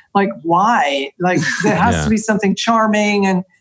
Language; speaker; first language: English; native; English